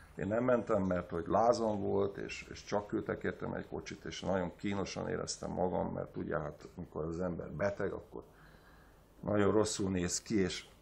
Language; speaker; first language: Hungarian; native; Hungarian